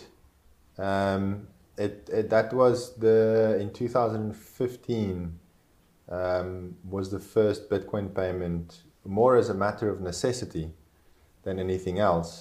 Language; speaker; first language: English; non-native, local second language; Afrikaans